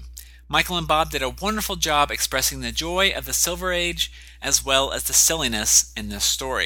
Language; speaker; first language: English; native; English